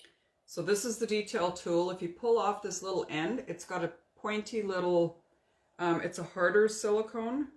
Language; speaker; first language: English; native; English